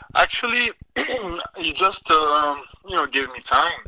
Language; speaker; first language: English; non-native, fluent; French